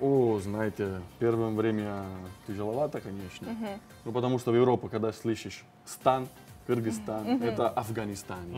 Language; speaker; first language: Russian; non-native, fluent; Italian